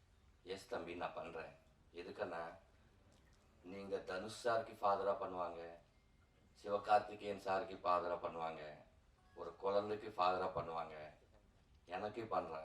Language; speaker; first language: Tamil; non-native, learner; Telugu